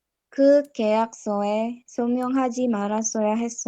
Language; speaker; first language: Korean; non-native, learner; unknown